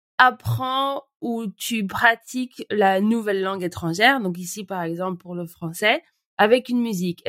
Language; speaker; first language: French; native; French